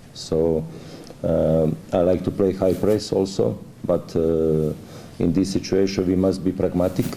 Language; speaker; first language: English; non-native, fluent; Croatian